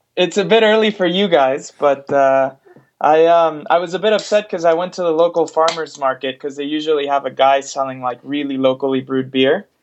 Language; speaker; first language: English; non-native, fluent; Spanish